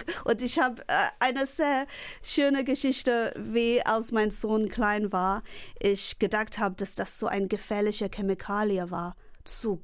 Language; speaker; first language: German; non-native, fluent; English